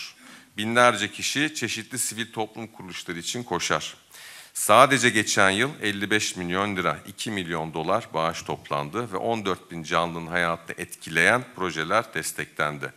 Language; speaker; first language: Turkish; native; Turkish